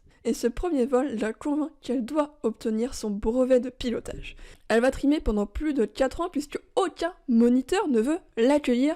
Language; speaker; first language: French; native; French